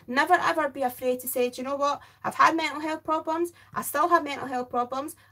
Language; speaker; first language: English; native; English